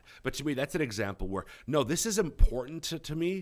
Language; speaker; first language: English; native; English